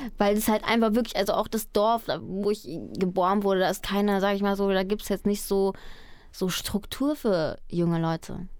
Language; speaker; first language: German; early bilingual, other home language; Spanish